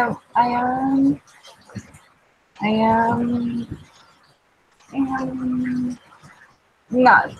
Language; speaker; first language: English; non-native, learner; Spanish